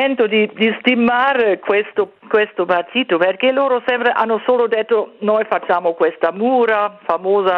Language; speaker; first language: Italian; non-native, fluent; German